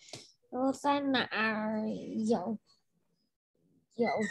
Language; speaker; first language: Chinese; non-native, learner; Vietnamese